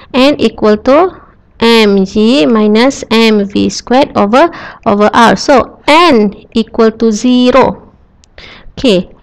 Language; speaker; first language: English; non-native, local second language; Malay